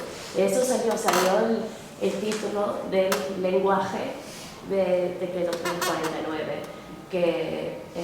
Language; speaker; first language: Spanish; non-native, fluent; English